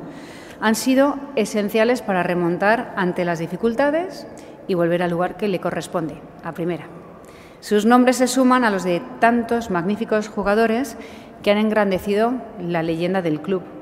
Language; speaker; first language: Spanish; native; Spanish